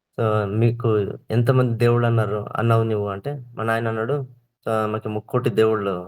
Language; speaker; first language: Telugu; non-native, local second language; Kannada